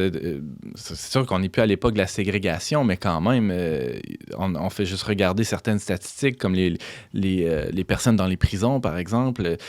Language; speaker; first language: French; native; French